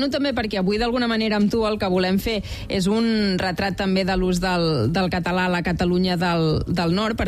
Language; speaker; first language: Catalan; native; Catalan